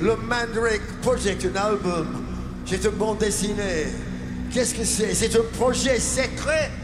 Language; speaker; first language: French; non-native, learner; English